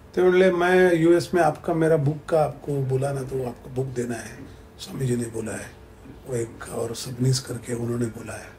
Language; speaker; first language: Hindi; non-native, local second language; Marathi